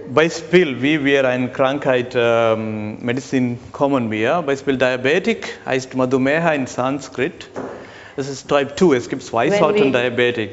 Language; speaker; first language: German; non-native, learner; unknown